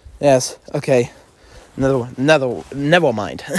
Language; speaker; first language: English; non-native, learner; German